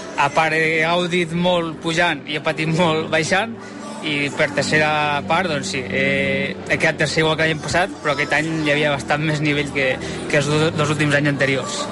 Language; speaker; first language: Catalan; native; Catalan